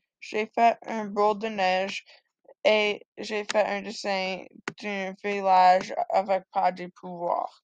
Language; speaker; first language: French; non-native, learner; English